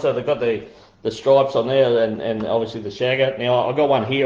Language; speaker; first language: English; native; English